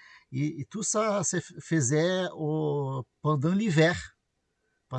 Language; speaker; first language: French; non-native, learner; Portuguese